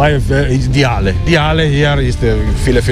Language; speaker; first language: German; non-native, learner; Italian